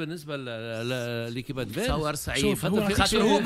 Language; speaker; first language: Arabic; native; Arabic